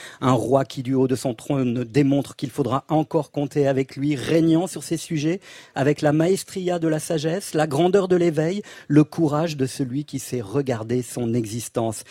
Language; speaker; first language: French; native; French